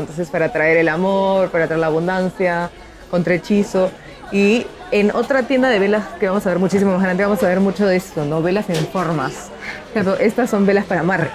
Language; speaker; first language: Spanish; native; Spanish